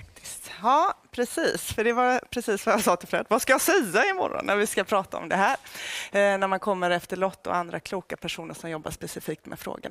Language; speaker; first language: Swedish; native; Swedish